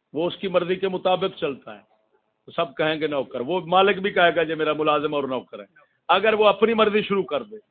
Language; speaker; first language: Urdu; non-native, local second language; Punjabi